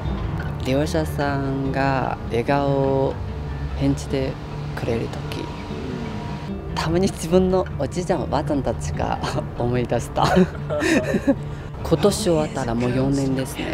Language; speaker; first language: Japanese; non-native, learner; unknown